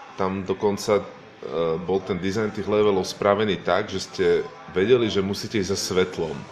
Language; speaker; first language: Slovak; native; Slovak